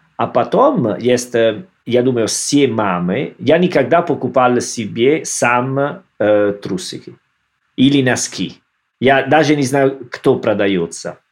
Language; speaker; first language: Russian; non-native, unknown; Italian